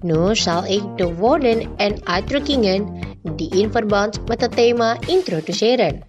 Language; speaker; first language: Dutch; non-native, learner; Indonesian